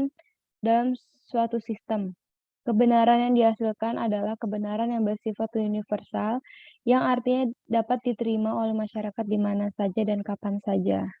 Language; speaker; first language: Indonesian; native; Indonesian